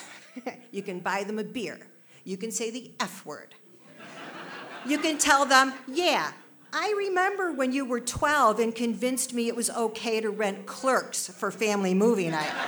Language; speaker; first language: English; native; English